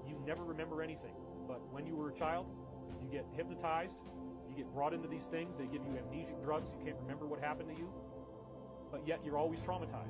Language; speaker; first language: English; native; English